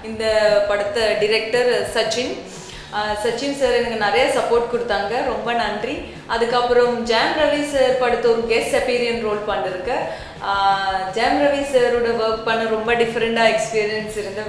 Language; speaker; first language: Tamil; non-native, learner; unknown